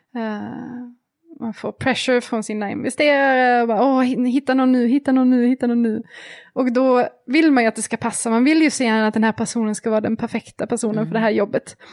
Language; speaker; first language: Swedish; native; Swedish